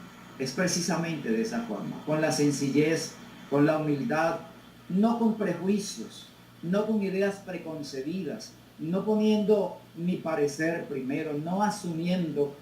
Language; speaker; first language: Spanish; native; Spanish